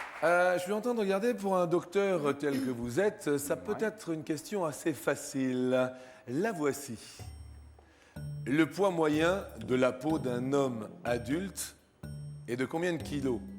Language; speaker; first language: French; native; French